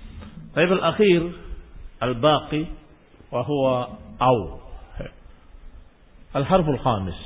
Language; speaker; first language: Arabic; non-native, fluent; Indonesian